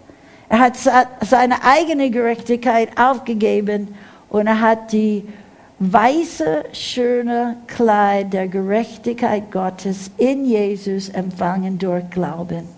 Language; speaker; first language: German; non-native, fluent; English